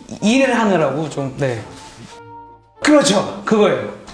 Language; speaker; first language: Korean; native; Korean